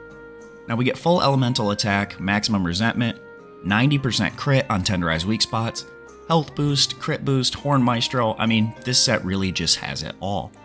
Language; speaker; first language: English; native; English